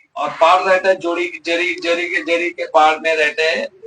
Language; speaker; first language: Hindi; non-native, local second language; Bangla